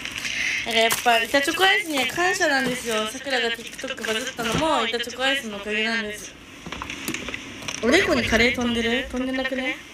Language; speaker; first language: Japanese; native; Japanese